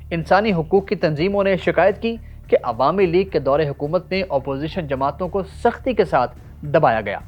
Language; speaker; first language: Urdu; native; Urdu